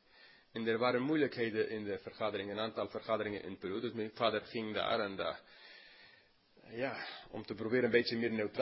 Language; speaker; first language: Dutch; non-native, fluent; English